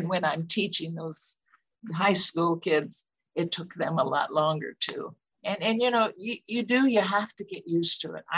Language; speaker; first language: English; native; English